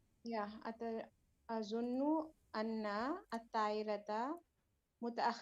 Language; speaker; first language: Arabic; non-native, learner; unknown